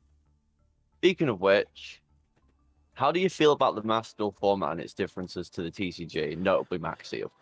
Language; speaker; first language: English; native; English